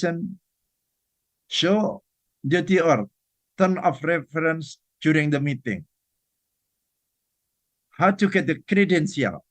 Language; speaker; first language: English; non-native, fluent; Indonesian